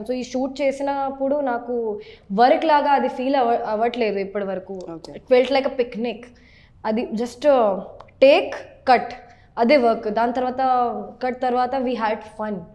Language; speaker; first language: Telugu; non-native, local second language; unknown